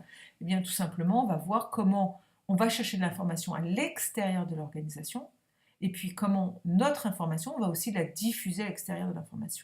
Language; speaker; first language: French; native; French